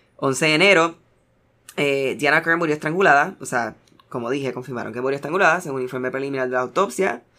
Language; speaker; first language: Spanish; early bilingual, heritage; Spanish